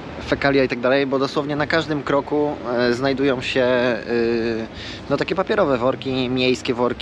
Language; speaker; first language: Polish; native; Polish